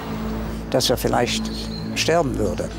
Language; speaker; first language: German; early bilingual, heritage; German